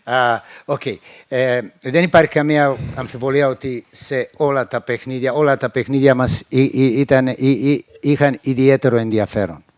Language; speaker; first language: Greek; non-native, fluent; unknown